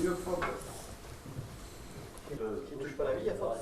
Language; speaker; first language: French; native; French